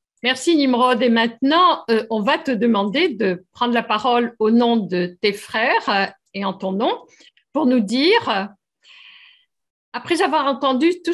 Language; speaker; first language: French; native; French